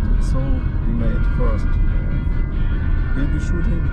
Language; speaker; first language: English; non-native, learner; German